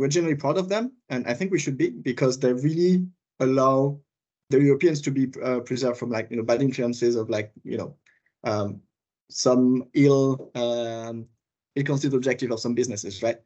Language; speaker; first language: English; non-native, fluent; French